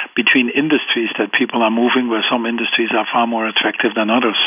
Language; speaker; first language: English; non-native, fluent; Dutch